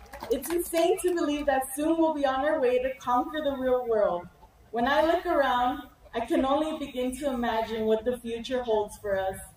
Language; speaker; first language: English; early bilingual, other home language; Spanish